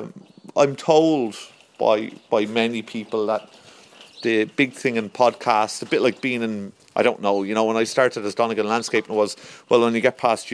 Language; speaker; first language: English; native; English